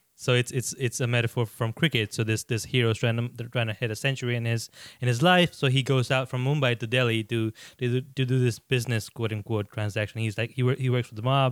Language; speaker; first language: English; non-native, local second language; Gujarati